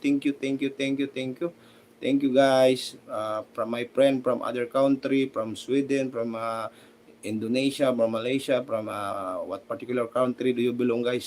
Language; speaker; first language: English; non-native, local second language; Filipino